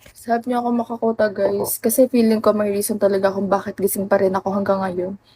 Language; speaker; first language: Filipino; native; Filipino